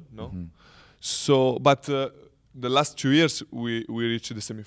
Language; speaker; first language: English; non-native, learner; Italian